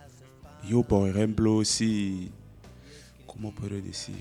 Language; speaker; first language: Spanish; non-native, learner; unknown